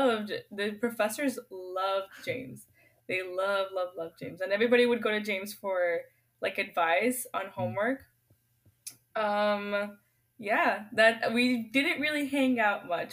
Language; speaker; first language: English; native; English